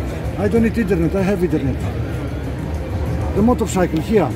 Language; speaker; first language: English; non-native, learner; Greek